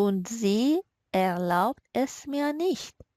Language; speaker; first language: German; non-native, fluent; Persian